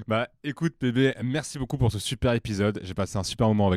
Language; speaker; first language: French; native; French